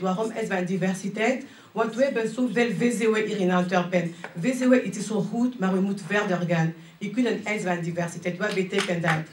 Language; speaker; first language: Dutch; non-native, learner; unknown